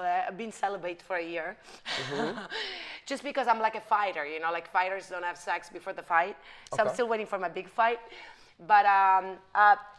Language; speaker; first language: English; non-native, fluent; Italian